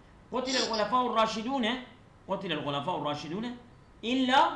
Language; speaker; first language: Arabic; non-native, fluent; Turkish